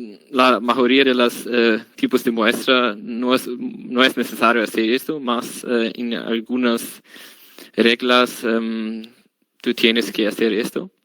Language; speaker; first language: Spanish; non-native, learner; German